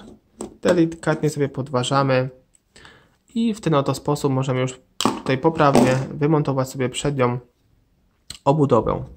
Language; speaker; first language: Polish; native; Polish